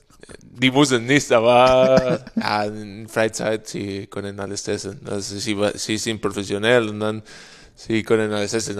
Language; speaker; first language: German; non-native, fluent; Spanish